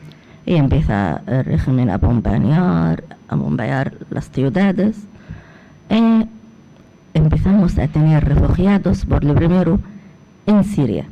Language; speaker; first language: Spanish; non-native, fluent; Arabic